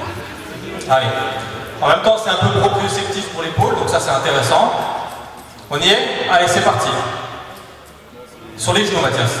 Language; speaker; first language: French; native; French